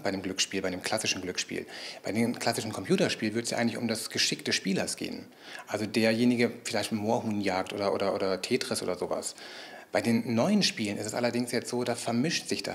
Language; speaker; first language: German; native; German